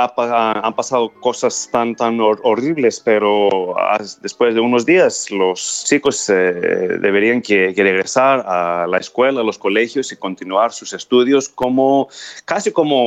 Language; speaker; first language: Spanish; non-native, fluent; Greek